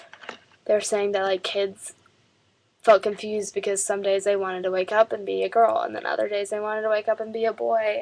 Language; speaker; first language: English; native; English